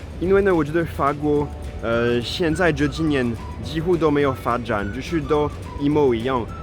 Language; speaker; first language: Chinese; non-native, fluent; French